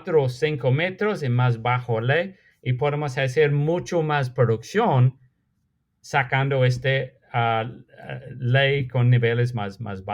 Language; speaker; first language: Spanish; non-native, fluent; English